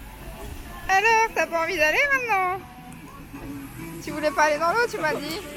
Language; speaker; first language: French; native; French